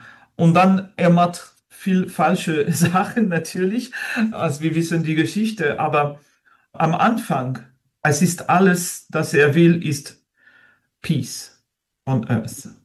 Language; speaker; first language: German; non-native, fluent; French